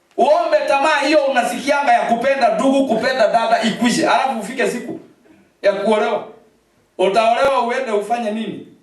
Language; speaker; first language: Swahili; non-native, local second language; Kikuyu